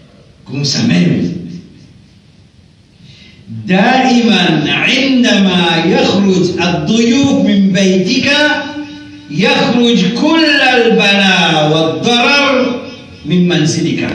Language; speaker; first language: Arabic; non-native, fluent; Morisyen